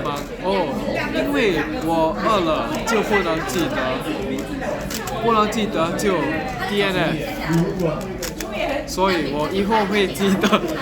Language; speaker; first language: Chinese; non-native, learner; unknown